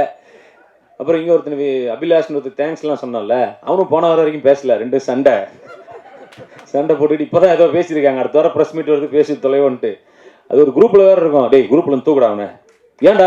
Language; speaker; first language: Tamil; native; Tamil